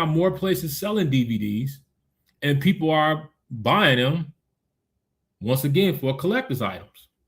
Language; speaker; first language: English; native; English